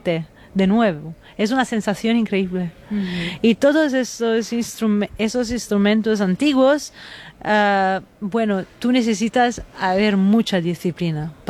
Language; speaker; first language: Spanish; non-native, fluent; Italian